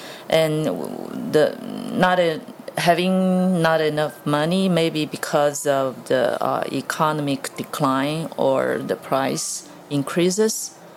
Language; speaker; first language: English; non-native, learner; Chinese